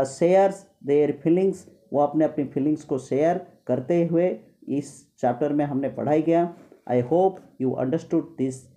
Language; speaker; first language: Hindi; non-native, local second language; Gujarati